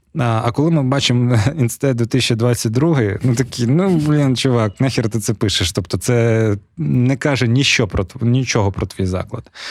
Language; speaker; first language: Ukrainian; non-native, local second language; Russian